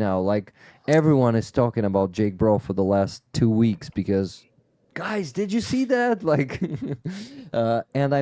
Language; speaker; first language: English; non-native, fluent; Ukrainian